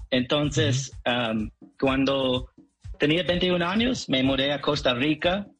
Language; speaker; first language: Spanish; non-native, fluent; English